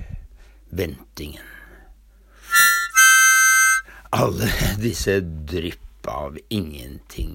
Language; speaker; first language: Norwegian; native; Norwegian